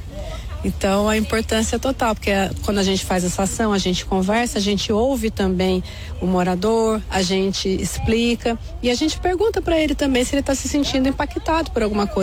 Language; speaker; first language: Portuguese; native; Portuguese